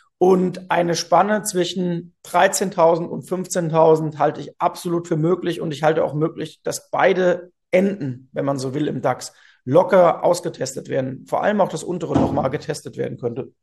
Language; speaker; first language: German; native; German